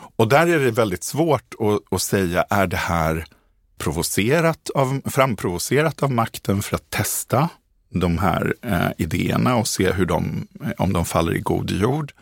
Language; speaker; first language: Swedish; native; Swedish